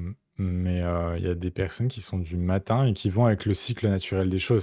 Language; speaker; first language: French; native; French